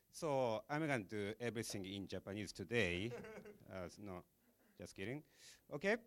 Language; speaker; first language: English; non-native, fluent; Japanese